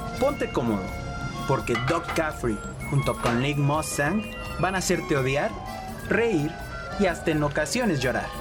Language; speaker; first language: Spanish; native; Spanish